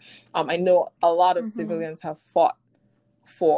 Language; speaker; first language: English; non-native, local second language; Igbo